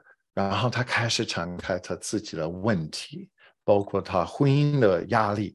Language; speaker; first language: Chinese; non-native, fluent; English